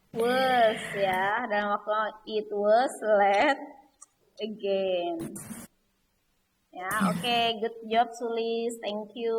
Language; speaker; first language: English; non-native, learner; Indonesian